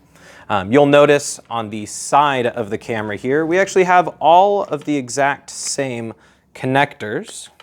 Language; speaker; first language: English; native; English